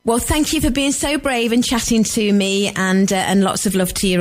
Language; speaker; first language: English; native; English